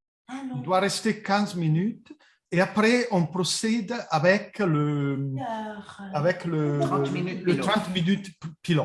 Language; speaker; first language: French; non-native, fluent; Italian